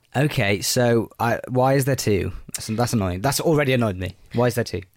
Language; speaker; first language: English; native; English